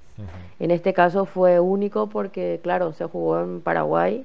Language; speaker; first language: Spanish; native; Spanish